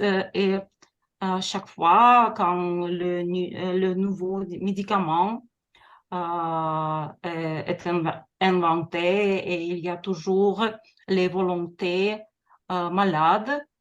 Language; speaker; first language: French; non-native, fluent; Russian